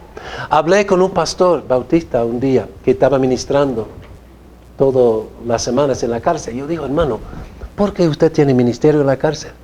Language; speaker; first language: Spanish; non-native, fluent; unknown